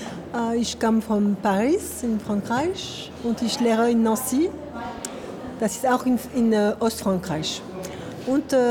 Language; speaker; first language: German; non-native, learner; French